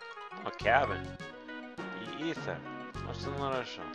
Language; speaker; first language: Russian; non-native, learner; English